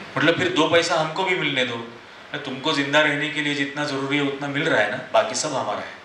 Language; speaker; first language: Hindi; non-native, local second language; Marathi